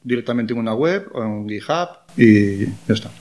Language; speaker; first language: Spanish; non-native, local second language; Galician